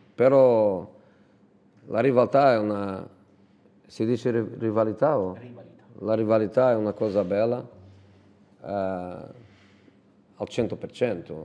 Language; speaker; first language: Italian; non-native, fluent; Portuguese